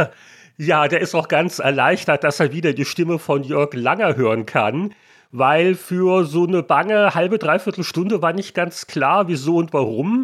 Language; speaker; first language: German; native; German